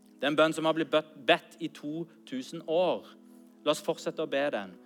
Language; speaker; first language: Norwegian; native; Norwegian